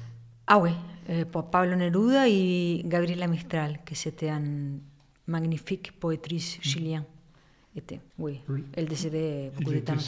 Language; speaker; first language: French; non-native, learner; Spanish